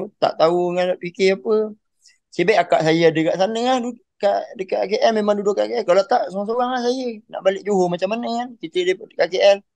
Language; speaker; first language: Malay; native; Malay